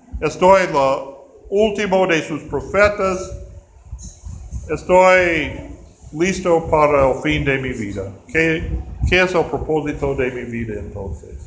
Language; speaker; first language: Spanish; non-native, fluent; English